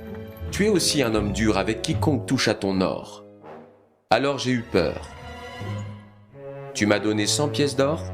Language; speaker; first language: French; native; French